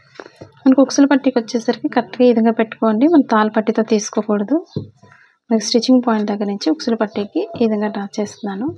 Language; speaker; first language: Telugu; native; Telugu